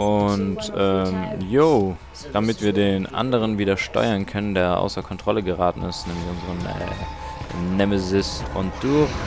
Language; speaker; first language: German; native; German